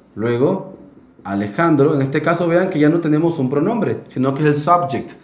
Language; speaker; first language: Spanish; native; Spanish